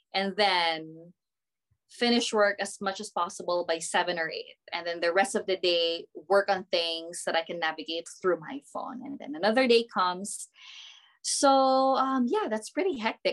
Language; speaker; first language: English; non-native, local second language; Filipino